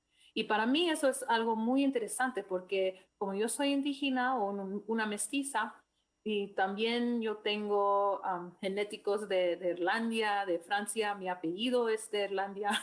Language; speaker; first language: Spanish; non-native, fluent; English